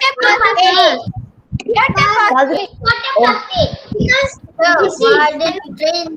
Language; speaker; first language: English; non-native, local second language; Tamil